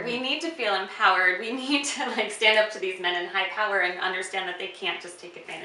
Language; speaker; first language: English; native; English